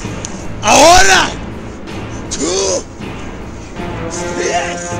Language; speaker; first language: Spanish; non-native, learner; English